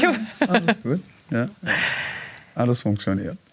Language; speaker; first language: German; non-native, learner; English